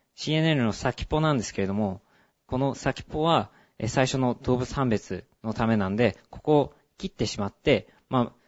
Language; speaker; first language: Japanese; early bilingual, heritage; Japanese